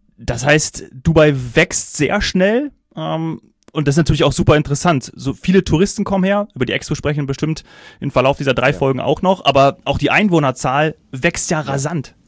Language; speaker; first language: German; native; German